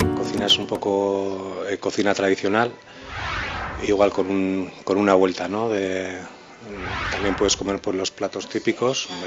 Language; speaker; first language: Spanish; native; Spanish